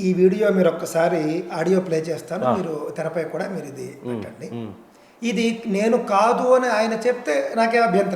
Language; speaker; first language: Telugu; native; Telugu